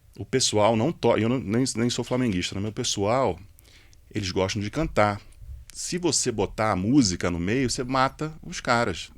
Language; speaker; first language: Portuguese; native; Portuguese